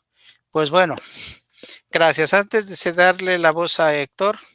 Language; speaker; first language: Spanish; native; Spanish